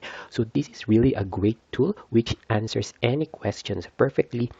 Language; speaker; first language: English; non-native, fluent; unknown